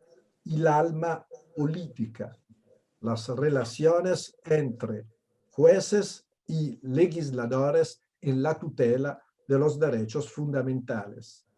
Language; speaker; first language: Spanish; non-native, fluent; Italian